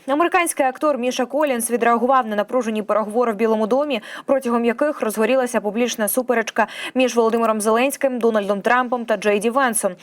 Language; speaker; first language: Ukrainian; native; Ukrainian